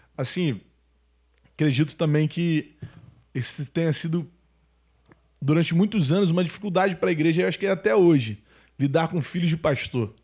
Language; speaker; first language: Portuguese; native; Portuguese